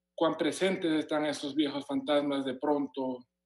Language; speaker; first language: Spanish; native; Spanish